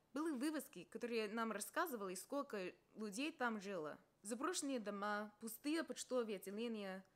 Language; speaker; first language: Russian; non-native, fluent; English